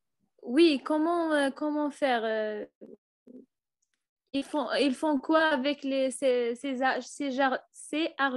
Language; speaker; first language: French; non-native, learner; Arabic